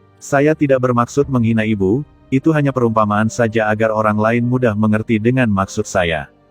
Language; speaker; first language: Indonesian; native; Indonesian